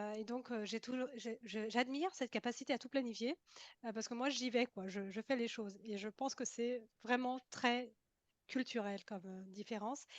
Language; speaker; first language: French; native; French